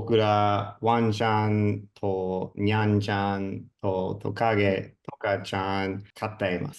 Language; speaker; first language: Japanese; non-native, learner; English